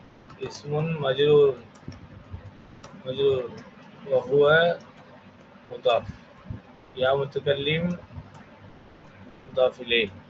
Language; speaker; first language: Arabic; non-native, fluent; Tamil